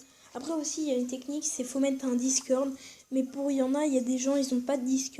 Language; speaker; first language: French; native; French